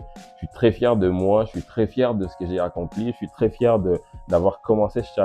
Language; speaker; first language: French; native; French